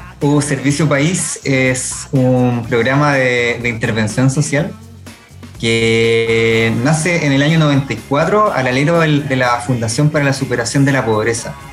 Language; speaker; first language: Spanish; native; Spanish